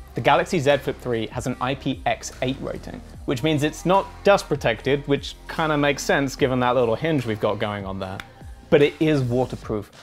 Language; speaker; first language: English; native; English